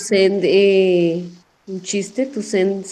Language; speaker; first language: English; non-native, learner; Spanish